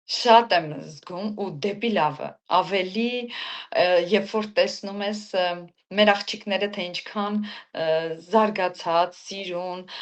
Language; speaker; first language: Armenian; native; Armenian